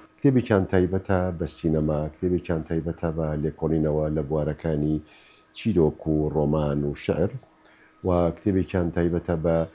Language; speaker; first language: Central Kurdish; native; Central Kurdish